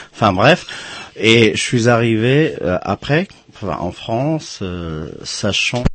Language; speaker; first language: French; non-native, local second language; Arabic